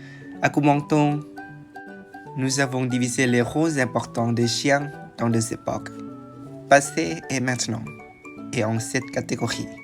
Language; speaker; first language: French; non-native, learner; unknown